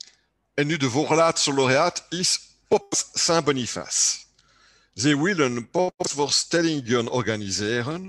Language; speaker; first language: Dutch; non-native, learner; French